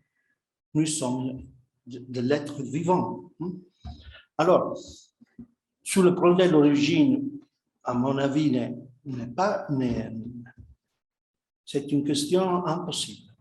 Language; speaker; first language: French; non-native, fluent; Italian